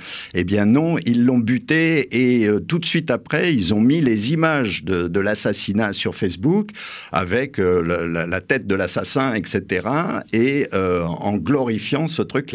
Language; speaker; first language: French; native; French